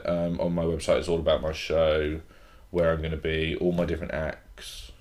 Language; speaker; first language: English; native; English